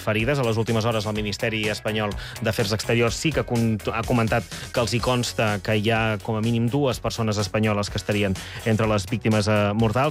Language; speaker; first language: Catalan; native; Catalan